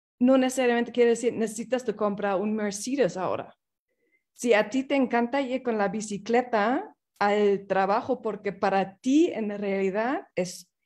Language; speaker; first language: Spanish; non-native, fluent; English